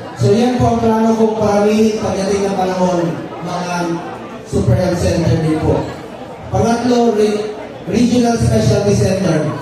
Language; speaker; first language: Filipino; non-native, local second language; Cebuano